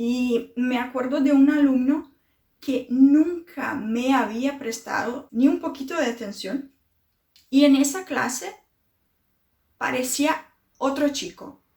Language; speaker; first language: Spanish; non-native, fluent; Portuguese